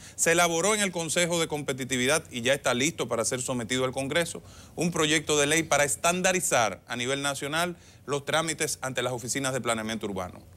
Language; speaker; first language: Spanish; native; Spanish